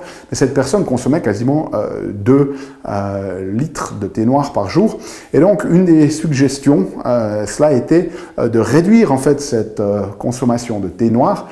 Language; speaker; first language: French; native; French